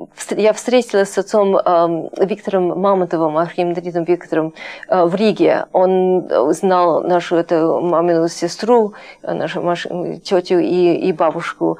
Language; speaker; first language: Russian; non-native, fluent; English